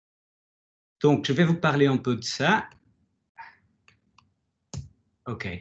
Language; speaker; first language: French; non-native, fluent; Portuguese